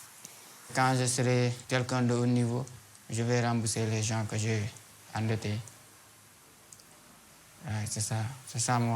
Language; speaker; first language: French; non-native, local second language; Wolof